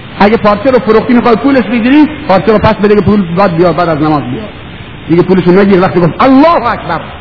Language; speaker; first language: Persian; native; Persian